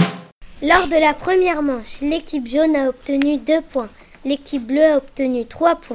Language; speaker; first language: French; native; French